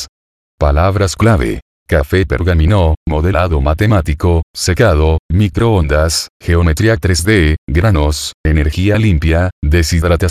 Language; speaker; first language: Spanish; native; Spanish